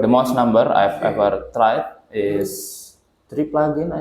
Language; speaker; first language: English; non-native, learner; Indonesian